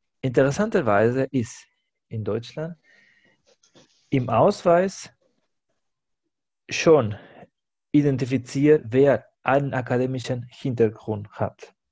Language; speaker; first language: German; non-native, fluent; Spanish